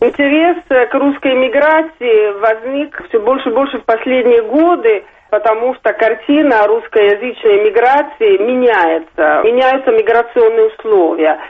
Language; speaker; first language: Russian; non-native, fluent; Italian